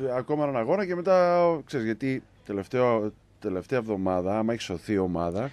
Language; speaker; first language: Greek; native; Greek